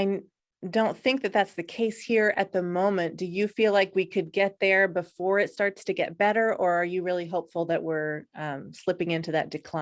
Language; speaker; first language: English; native; English